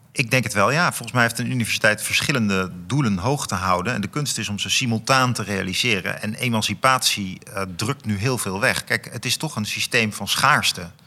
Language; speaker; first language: Dutch; native; Dutch